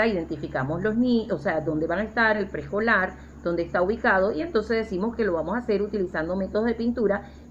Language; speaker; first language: Spanish; native; Spanish